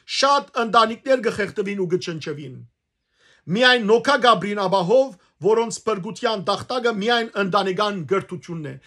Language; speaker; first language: Armenian; native; Armenian